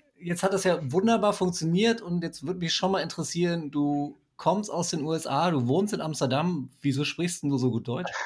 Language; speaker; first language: German; native; German